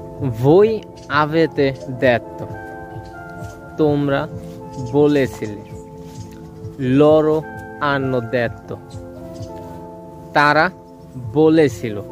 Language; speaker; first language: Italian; non-native, fluent; Bangla